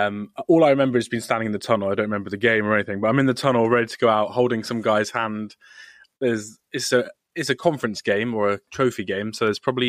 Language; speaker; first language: English; native; English